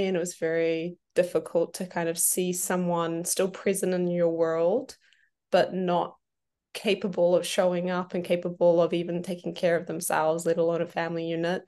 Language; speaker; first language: English; native; English